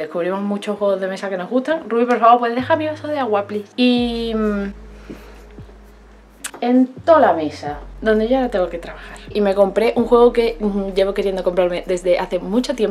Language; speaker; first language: Spanish; native; Spanish